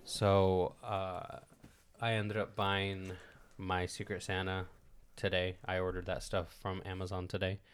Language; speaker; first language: English; early bilingual, other home language; Spanish